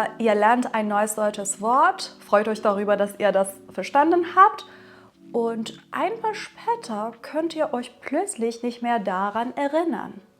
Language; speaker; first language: German; non-native, fluent; Persian